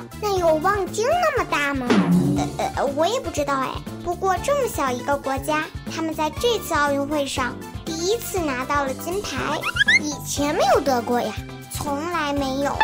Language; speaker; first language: Chinese; native; Chinese